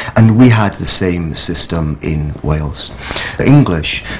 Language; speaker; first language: English; native; English